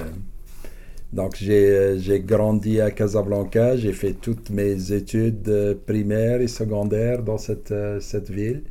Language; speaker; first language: French; non-native, local second language; Arabic